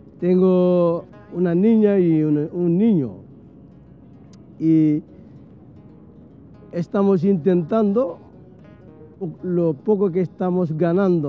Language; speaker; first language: Spanish; non-native, fluent; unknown